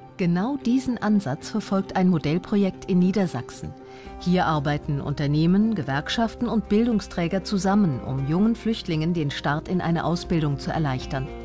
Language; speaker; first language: German; native; German